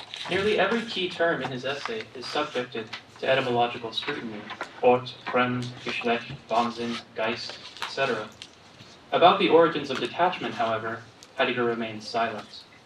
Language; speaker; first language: English; native; English